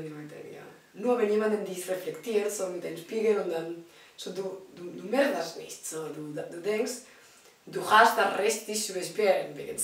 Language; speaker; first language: German; non-native, learner; Spanish